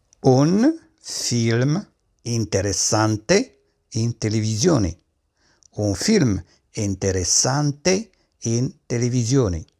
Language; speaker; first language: Italian; non-native, fluent; Arabic